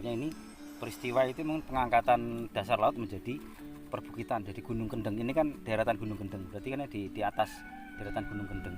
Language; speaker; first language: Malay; non-native, local second language; Javanese